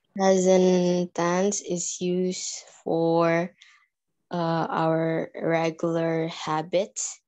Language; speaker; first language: English; non-native, learner; Indonesian